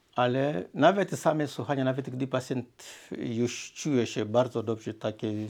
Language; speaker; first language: Polish; non-native, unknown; Swahili